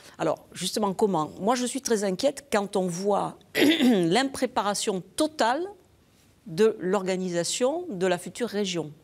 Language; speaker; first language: French; native; French